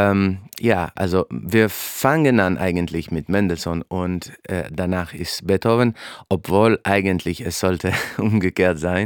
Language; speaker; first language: German; non-native, fluent; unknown